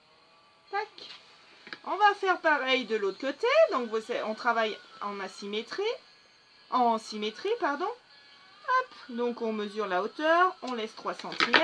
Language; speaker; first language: French; native; French